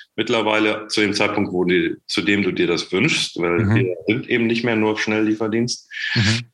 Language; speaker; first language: German; native; German